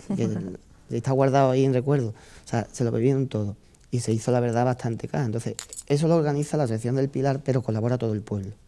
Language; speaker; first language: Spanish; native; Spanish